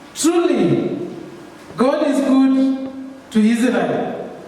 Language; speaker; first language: English; non-native, local second language; Swahili